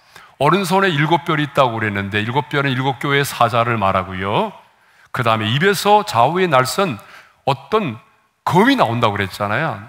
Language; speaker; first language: Korean; native; Korean